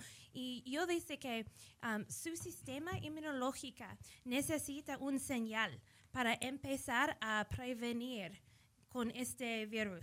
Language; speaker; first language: Spanish; early bilingual, heritage; English